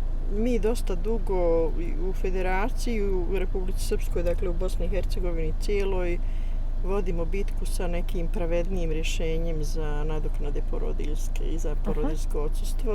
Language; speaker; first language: Bosnian; native; Bosnian